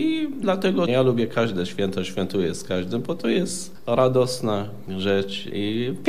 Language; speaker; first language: Polish; non-native, fluent; Arabic